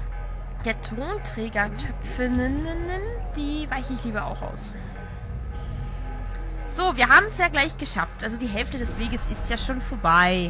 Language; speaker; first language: German; native; German